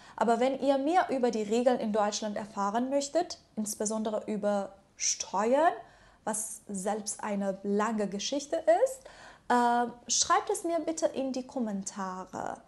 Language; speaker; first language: German; non-native, fluent; Persian